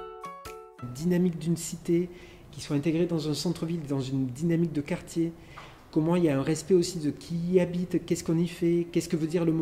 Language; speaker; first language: French; native; French